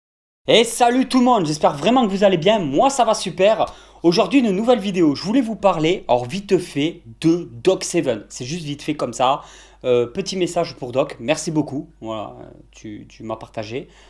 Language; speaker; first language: French; native; French